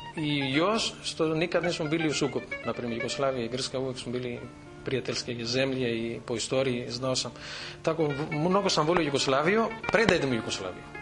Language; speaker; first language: Serbian; non-native, fluent; Greek